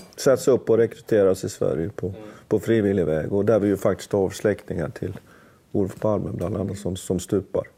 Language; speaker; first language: Swedish; native; Swedish